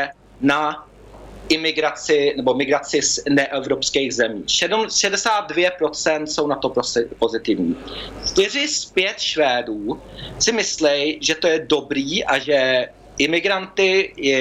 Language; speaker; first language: Czech; early bilingual, heritage; Czech